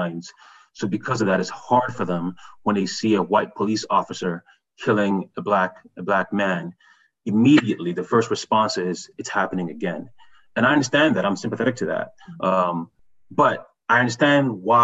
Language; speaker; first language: English; early bilingual, other home language; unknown